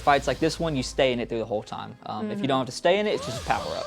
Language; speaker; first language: English; native; English